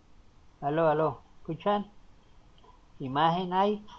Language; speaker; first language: Spanish; native; Spanish